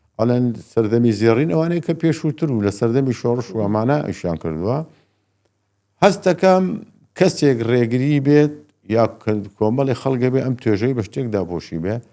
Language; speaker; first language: Central Kurdish; native; Central Kurdish